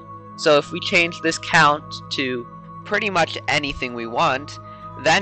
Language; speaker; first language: English; native; English